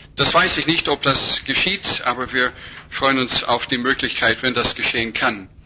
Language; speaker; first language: German; non-native, fluent; English